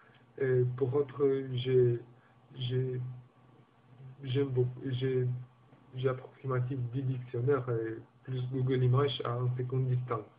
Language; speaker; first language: French; non-native, learner; Romanian